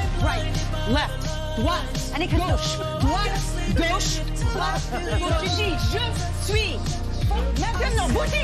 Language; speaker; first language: French; non-native, learner; English